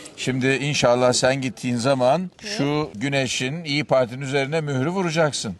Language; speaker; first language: Turkish; native; Turkish